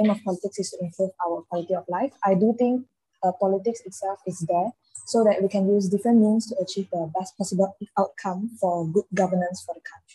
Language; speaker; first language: English; non-native, local second language; Chinese